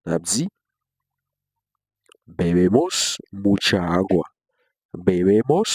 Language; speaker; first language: Spanish; non-native, learner; Haitian Creole